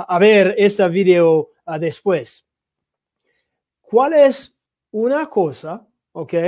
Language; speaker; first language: Spanish; non-native, learner; English